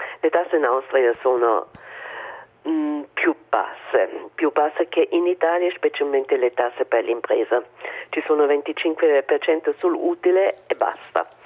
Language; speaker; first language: Italian; non-native, fluent; German